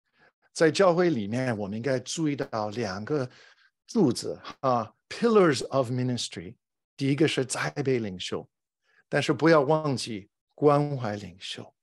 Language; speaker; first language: Chinese; non-native, fluent; English